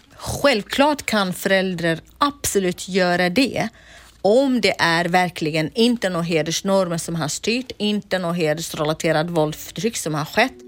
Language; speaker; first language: Swedish; non-native, fluent; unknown